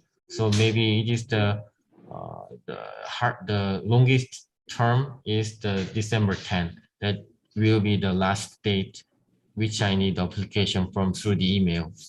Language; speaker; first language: English; non-native, learner; Korean